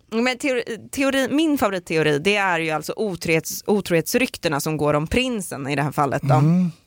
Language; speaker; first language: Swedish; native; Swedish